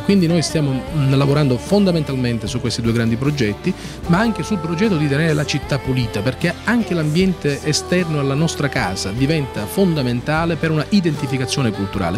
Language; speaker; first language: Italian; native; Italian